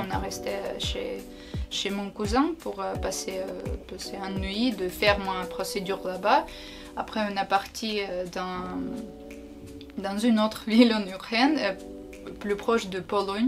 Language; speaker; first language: French; non-native, learner; Ukrainian